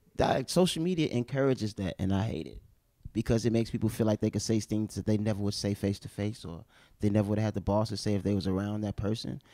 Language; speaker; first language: English; native; English